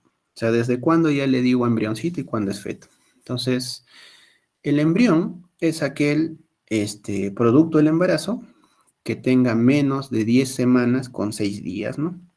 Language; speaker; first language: Spanish; native; Spanish